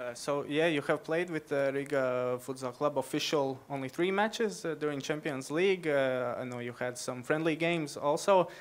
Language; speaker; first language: English; non-native, fluent; Latvian